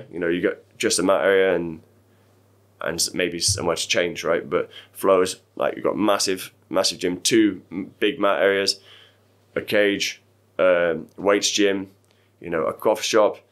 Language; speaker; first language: English; native; English